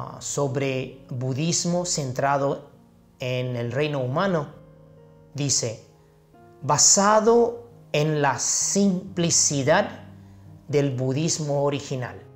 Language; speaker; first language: Spanish; non-native, fluent; Chinese